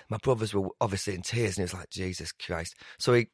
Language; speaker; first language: English; native; English